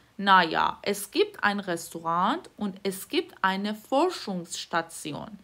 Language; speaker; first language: German; non-native, fluent; Persian